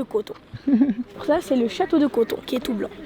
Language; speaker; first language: French; native; French